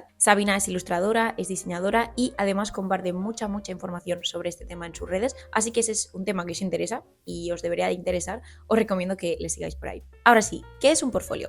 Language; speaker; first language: Spanish; native; Spanish